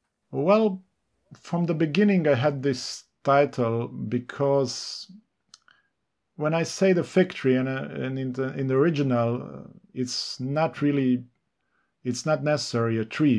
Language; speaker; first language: English; non-native, fluent; Serbian